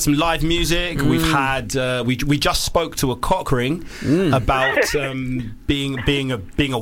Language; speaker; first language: English; native; English